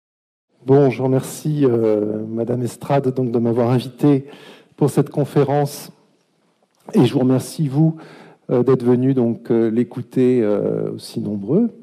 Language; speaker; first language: French; native; French